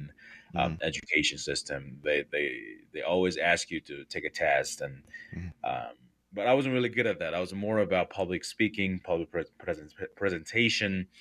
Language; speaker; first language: English; non-native, fluent; Korean